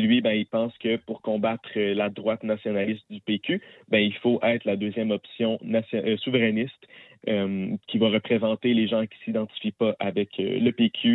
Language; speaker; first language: French; native; French